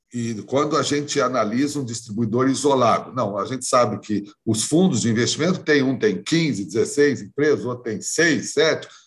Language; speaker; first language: Portuguese; native; Portuguese